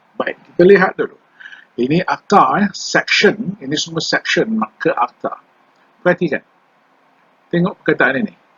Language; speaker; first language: Malay; native; Malay